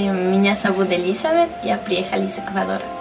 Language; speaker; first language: Russian; non-native, learner; Spanish